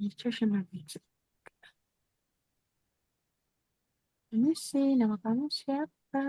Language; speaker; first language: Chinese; non-native, learner; Indonesian